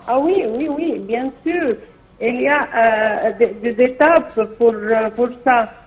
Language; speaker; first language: French; non-native, fluent; Arabic